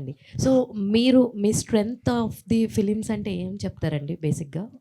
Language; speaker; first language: Telugu; native; Telugu